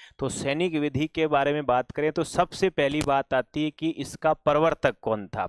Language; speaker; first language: Hindi; native; Hindi